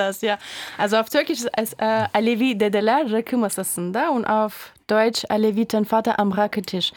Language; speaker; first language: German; non-native, fluent; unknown